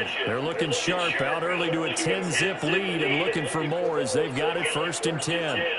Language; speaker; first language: English; native; English